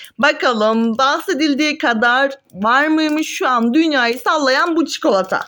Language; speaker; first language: Turkish; native; Turkish